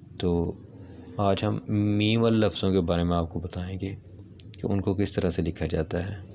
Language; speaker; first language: Urdu; non-native, local second language; Punjabi